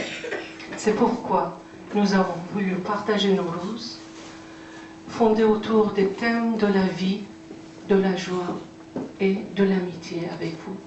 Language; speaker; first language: French; non-native, fluent; Persian